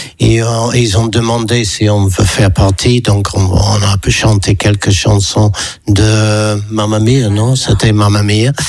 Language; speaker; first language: French; non-native, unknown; English